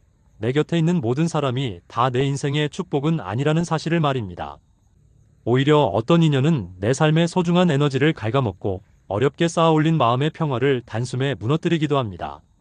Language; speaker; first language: Korean; native; Korean